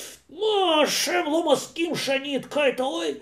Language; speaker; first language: Hebrew; non-native, fluent; Russian